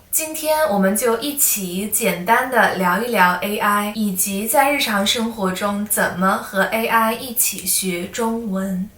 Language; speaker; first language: Chinese; native; Chinese